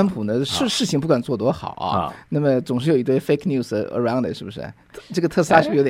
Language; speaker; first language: Chinese; native; Chinese